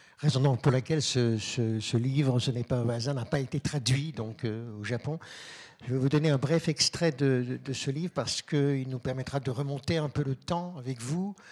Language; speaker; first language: French; native; French